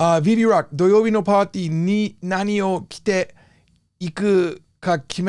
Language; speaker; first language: Japanese; non-native, fluent; English